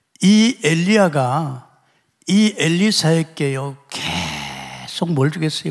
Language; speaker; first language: Korean; native; Korean